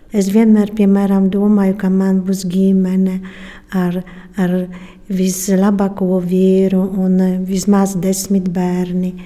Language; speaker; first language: Latvian; non-native, fluent; Polish